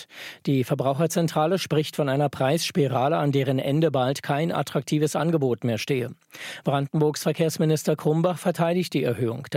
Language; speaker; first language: German; native; German